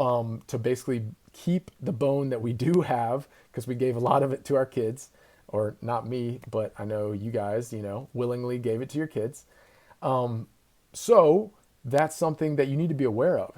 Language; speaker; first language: English; native; English